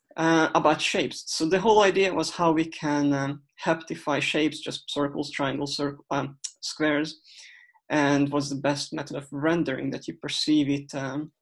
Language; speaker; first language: English; non-native, fluent; Hungarian